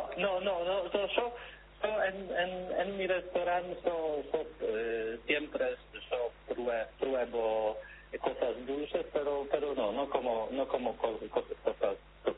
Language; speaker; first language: Spanish; non-native, fluent; Polish